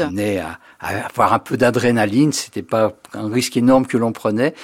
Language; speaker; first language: French; native; French